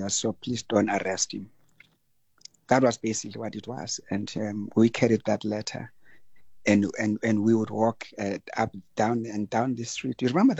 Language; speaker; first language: English; non-native, local second language; Zulu